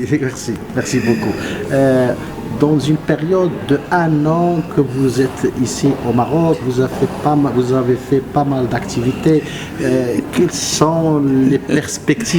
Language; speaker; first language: French; non-native, local second language; Arabic